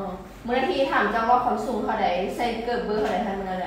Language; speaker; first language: Chinese; non-native, learner; Lao